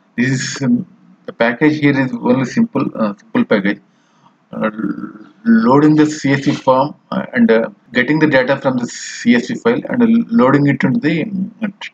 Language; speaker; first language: English; non-native, local second language; Telugu